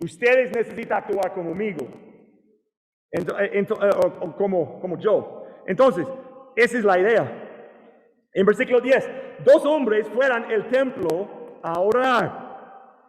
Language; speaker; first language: Spanish; non-native, learner; English